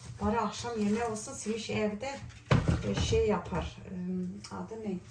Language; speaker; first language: Turkish; early bilingual, heritage; Turkish